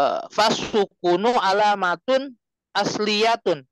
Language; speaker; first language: Arabic; non-native, learner; Indonesian